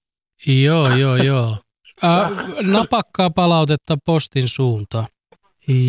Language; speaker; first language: Finnish; native; Finnish